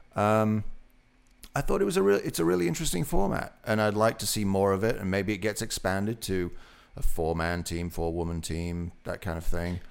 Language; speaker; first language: English; native; English